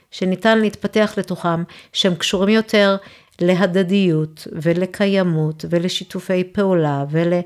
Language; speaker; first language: Hebrew; early bilingual, other home language; English